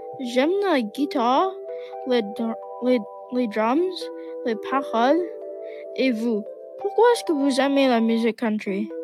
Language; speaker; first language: French; non-native, learner; English